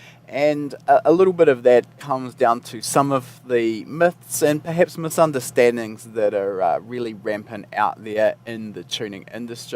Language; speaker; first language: English; native; English